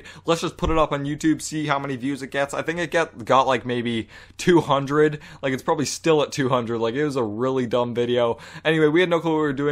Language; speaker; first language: English; native; English